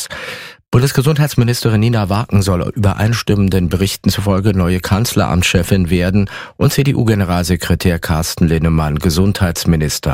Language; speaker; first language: German; native; German